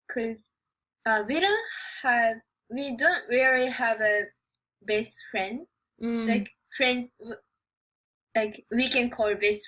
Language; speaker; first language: English; non-native, learner; Japanese